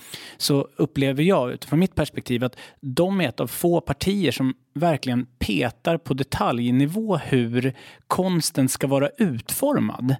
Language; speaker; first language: Swedish; native; Swedish